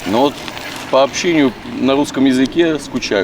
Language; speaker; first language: Russian; native; Russian